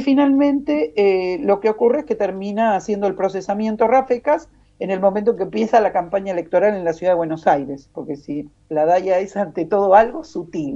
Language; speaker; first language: Spanish; native; Spanish